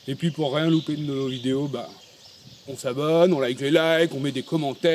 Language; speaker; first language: French; native; French